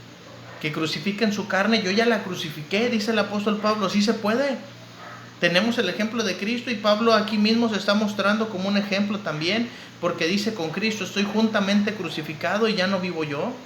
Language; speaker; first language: Spanish; native; Spanish